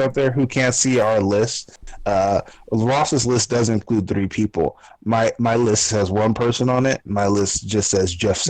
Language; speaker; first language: English; native; English